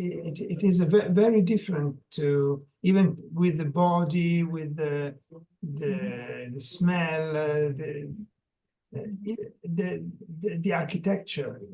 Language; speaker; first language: English; non-native, learner; Italian